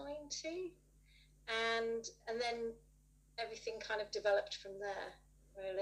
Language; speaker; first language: English; native; English